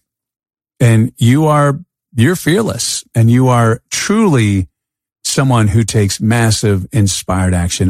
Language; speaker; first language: English; native; English